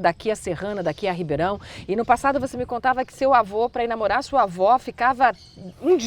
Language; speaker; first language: Portuguese; native; Portuguese